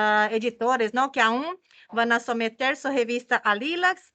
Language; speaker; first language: Spanish; non-native, fluent; Portuguese